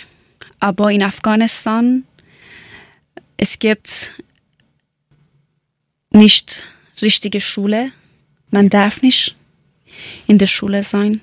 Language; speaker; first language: German; non-native, learner; Persian